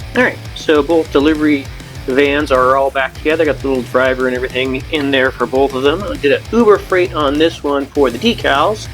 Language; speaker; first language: English; native; English